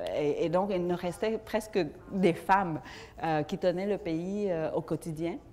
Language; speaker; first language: French; early bilingual, other home language; Vietnamese